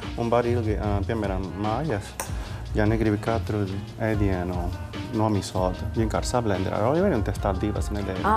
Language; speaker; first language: Latvian; non-native, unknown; Spanish